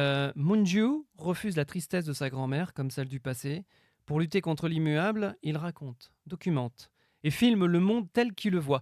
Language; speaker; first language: French; native; French